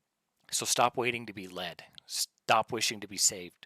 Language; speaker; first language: English; native; English